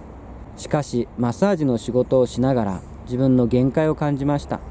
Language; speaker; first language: Japanese; non-native, fluent; Korean